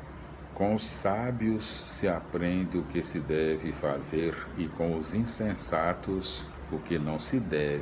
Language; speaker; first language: Portuguese; native; Portuguese